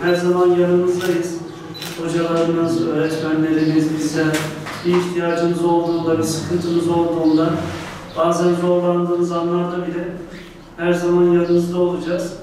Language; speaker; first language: Turkish; native; Turkish